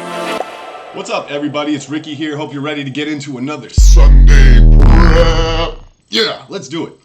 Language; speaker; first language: English; native; English